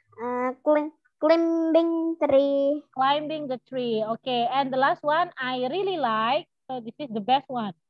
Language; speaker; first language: English; non-native, learner; Indonesian